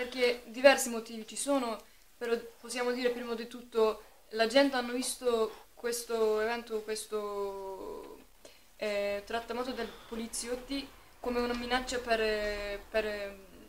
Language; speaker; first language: Italian; non-native, fluent; Turkish